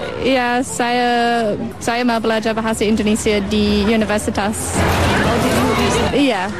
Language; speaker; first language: Indonesian; non-native, learner; English